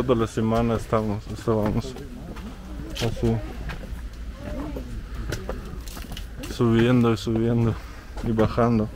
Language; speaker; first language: Spanish; non-native, fluent; Russian